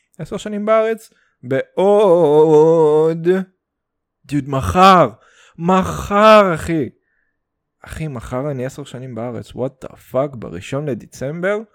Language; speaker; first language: Hebrew; early bilingual, other home language; Russian